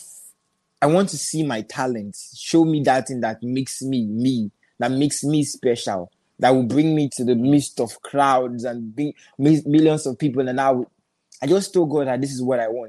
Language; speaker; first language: English; non-native, local second language; Igbo